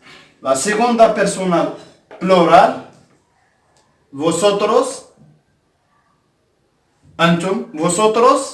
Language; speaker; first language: Spanish; non-native, fluent; Arabic